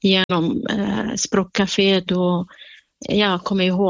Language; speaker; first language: Swedish; non-native, fluent; Central Kurdish